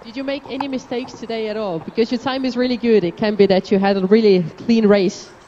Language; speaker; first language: English; non-native, fluent; Estonian